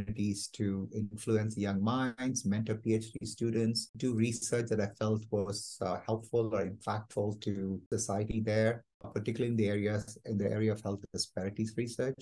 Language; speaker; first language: English; non-native, local second language; Malayalam